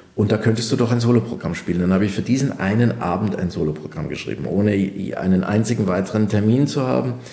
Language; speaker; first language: German; native; German